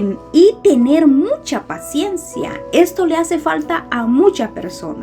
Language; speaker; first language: Spanish; native; Spanish